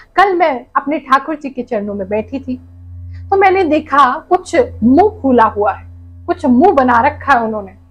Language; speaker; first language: Hindi; native; Hindi